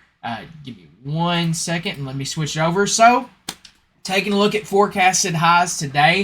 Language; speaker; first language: English; native; English